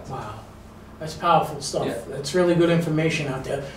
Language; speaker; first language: English; native; English